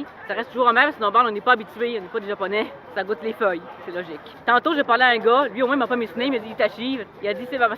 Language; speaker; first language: French; native; French